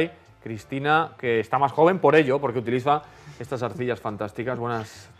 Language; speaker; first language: Spanish; native; Spanish